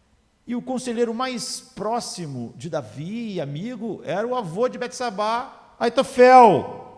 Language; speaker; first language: Portuguese; native; Portuguese